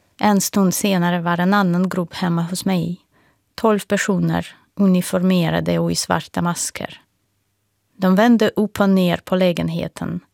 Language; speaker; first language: Swedish; non-native, fluent; Russian